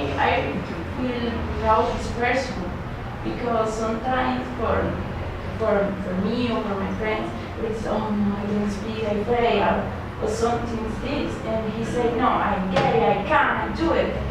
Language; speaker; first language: English; non-native, learner; Spanish